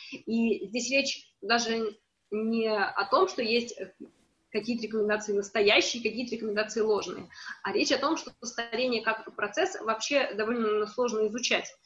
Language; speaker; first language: Russian; native; Russian